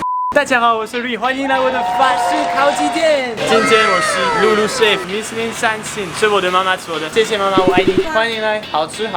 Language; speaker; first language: Chinese; non-native, fluent; French